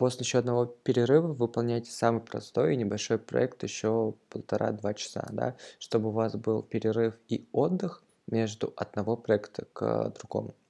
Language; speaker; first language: Russian; native; Russian